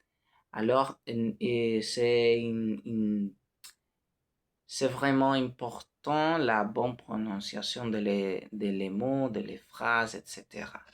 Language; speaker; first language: French; non-native, learner; Spanish